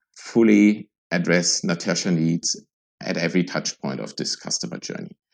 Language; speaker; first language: English; non-native, fluent; German